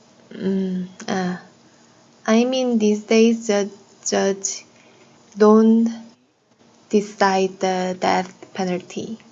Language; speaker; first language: English; non-native, learner; Korean